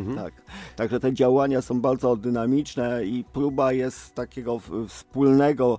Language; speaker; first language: Polish; native; Polish